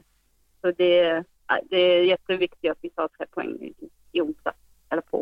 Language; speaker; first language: Swedish; non-native, fluent; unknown